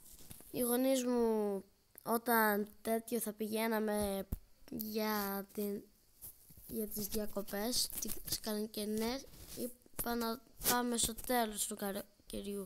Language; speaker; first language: Greek; early bilingual, other home language; Albanian